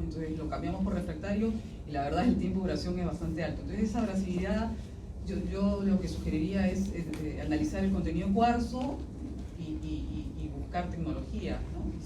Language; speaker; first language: Spanish; native; Spanish